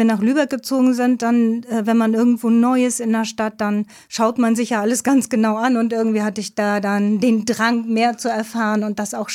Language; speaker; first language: German; native; German